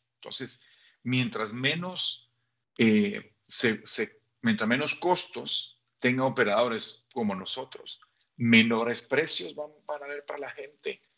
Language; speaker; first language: Spanish; native; Spanish